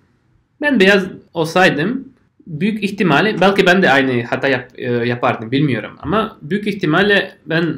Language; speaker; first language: Turkish; non-native, fluent; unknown